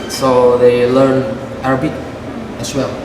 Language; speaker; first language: English; non-native, fluent; Indonesian